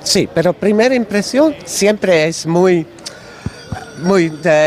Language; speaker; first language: Spanish; non-native, learner; Dutch